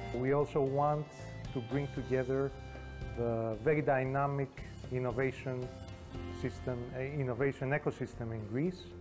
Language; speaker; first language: English; non-native, fluent; Greek